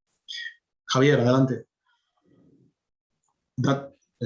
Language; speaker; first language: Spanish; native; Spanish